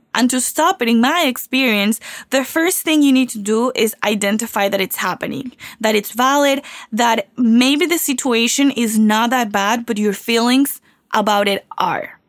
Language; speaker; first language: English; non-native, fluent; Spanish